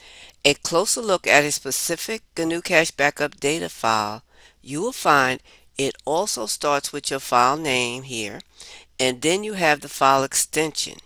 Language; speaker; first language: English; native; English